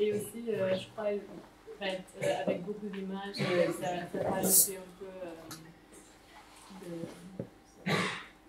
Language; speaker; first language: French; non-native, fluent; Dutch